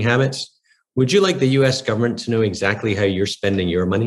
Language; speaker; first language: English; native; English